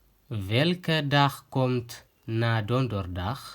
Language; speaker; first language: Dutch; non-native, fluent; Tigrinya